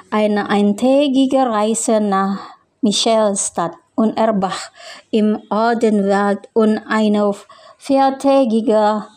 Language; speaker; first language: German; non-native, fluent; Indonesian